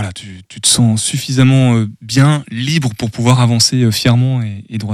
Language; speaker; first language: French; native; French